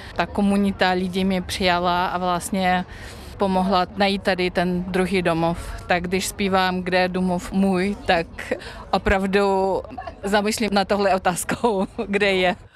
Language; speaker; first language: Czech; non-native, fluent; Russian